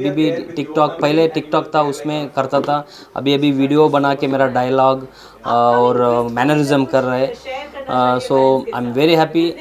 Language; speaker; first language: Hindi; non-native, local second language; Kannada